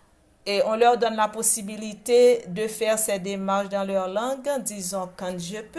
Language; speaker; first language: French; non-native, local second language; Haitian Creole